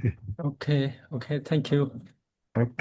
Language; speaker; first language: English; non-native, fluent; Vietnamese